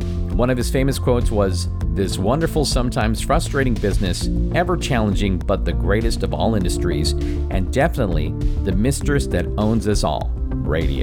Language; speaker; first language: English; native; English